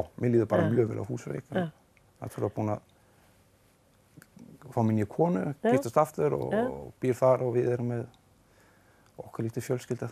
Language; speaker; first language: Icelandic; non-native, fluent; Danish